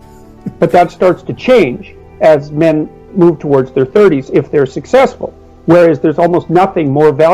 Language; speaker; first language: English; native; English